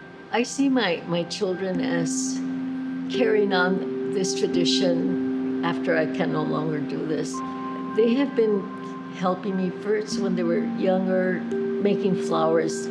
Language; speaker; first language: English; early bilingual, other home language; Spanish